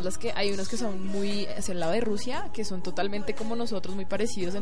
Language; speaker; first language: Spanish; native; Spanish